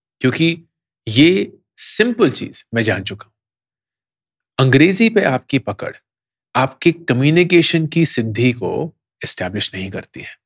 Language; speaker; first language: Hindi; native; Hindi